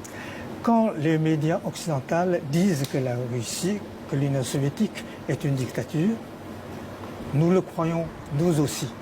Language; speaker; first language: French; non-native, fluent; Chinese